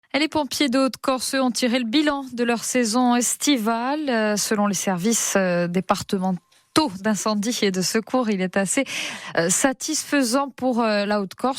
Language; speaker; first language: French; native; French